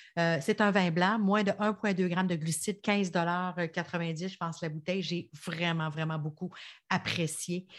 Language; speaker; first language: French; native; French